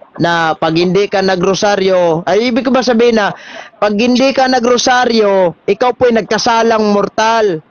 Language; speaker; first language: Filipino; non-native, local second language; Cebuano